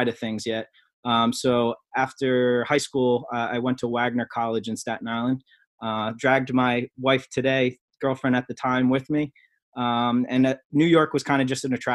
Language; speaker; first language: English; native; English